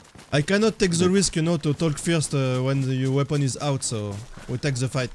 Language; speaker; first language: English; non-native, learner; French